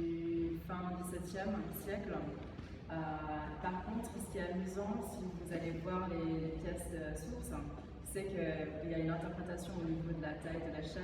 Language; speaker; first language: French; native; French